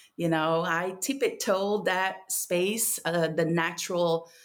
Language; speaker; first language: English; non-native, fluent; Portuguese